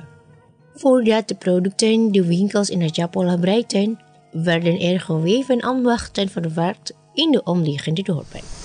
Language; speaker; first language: Dutch; non-native, fluent; Indonesian